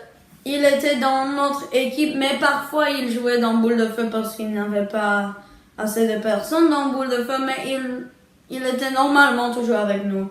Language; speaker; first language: French; early bilingual, other home language; Czech